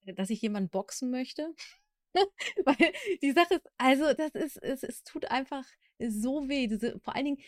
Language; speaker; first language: German; native; German